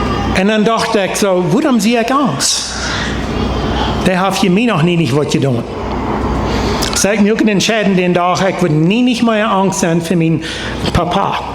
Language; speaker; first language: German; non-native, learner; Plautdietsch